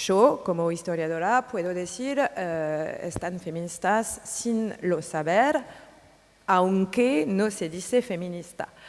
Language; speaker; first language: Spanish; non-native, learner; French